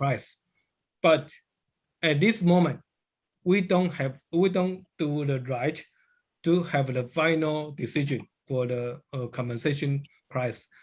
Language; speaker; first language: English; non-native, learner; Chinese